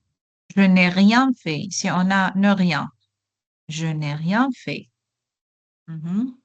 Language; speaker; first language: French; non-native, local second language; Arabic